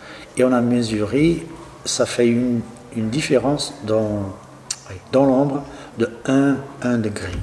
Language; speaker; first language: French; non-native, local second language; Dutch